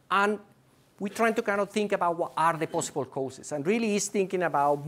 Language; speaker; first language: English; non-native, fluent; Spanish